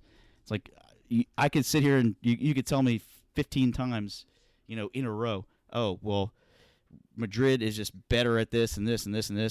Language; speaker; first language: English; native; English